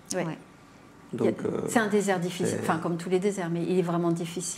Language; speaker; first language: French; native; French